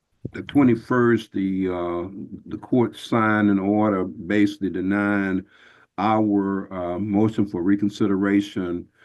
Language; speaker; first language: English; native; English